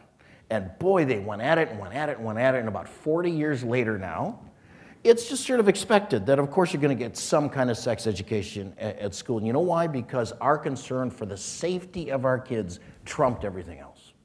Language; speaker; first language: English; native; English